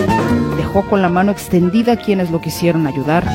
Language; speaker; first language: Spanish; native; Spanish